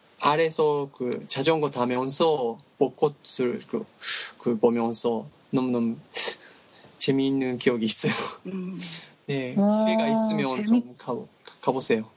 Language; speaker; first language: Korean; non-native, learner; Japanese